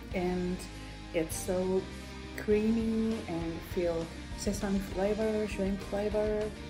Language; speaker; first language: English; non-native, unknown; Japanese